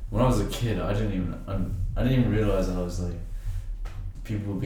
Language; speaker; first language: English; native; English